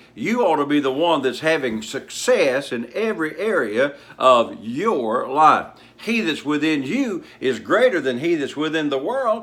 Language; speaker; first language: English; native; English